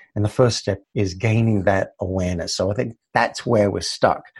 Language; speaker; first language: English; native; English